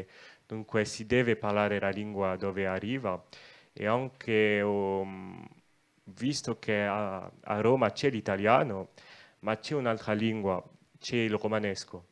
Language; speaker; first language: Italian; non-native, local second language; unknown